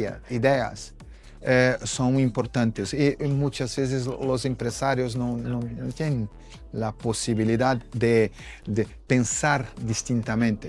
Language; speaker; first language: Spanish; non-native, fluent; Portuguese